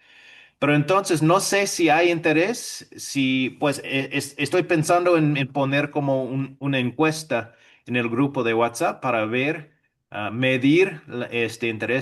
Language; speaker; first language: Spanish; non-native, fluent; English